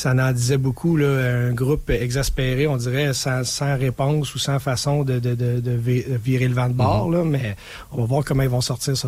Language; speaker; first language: French; native; French